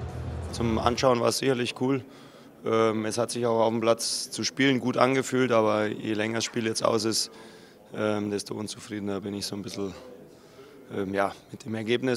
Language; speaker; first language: German; native; German